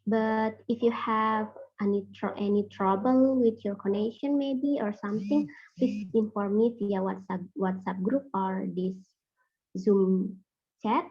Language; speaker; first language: English; non-native, fluent; Indonesian